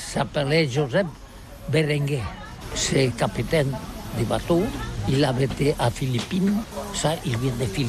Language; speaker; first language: French; non-native, learner; Catalan